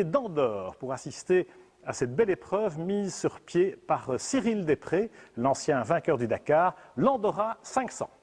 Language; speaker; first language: French; native; French